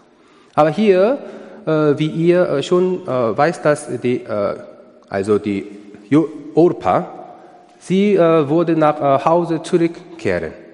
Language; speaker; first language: German; non-native, learner; Korean